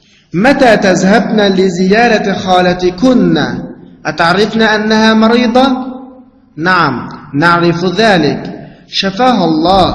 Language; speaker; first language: Arabic; non-native, fluent; Uzbek